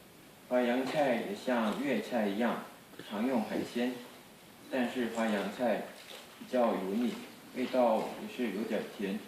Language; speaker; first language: Chinese; non-native, fluent; Korean